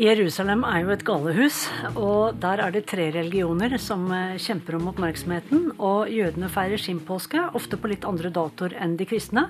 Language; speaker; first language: Norwegian; native; Norwegian